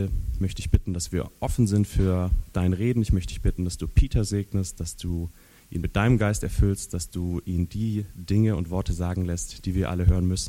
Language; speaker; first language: German; native; German